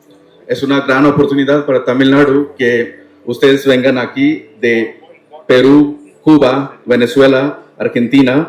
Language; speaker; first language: Spanish; non-native, learner; Tamil